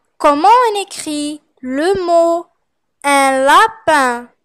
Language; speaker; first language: French; non-native, fluent; Arabic